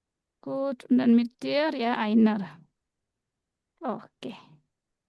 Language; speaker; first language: German; non-native, fluent; Indonesian